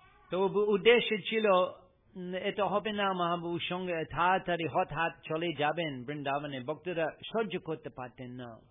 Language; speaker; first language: Bangla; non-native, fluent; English